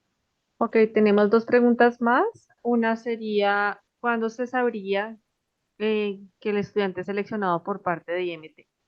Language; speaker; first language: Spanish; native; Spanish